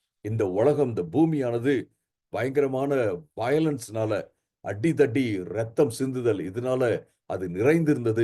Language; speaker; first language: Tamil; native; Tamil